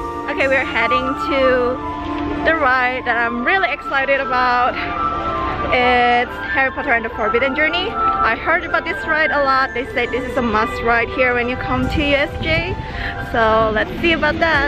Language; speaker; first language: English; non-native, fluent; Indonesian